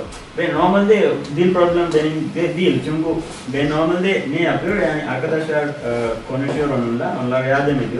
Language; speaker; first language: Turkish; non-native, learner; Sinhala